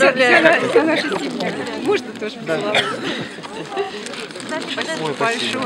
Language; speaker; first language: Russian; native; Russian